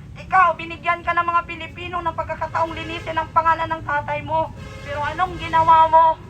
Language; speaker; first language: Filipino; native; Filipino